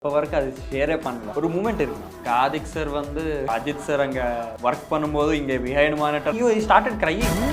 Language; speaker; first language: Tamil; non-native, learner; Telugu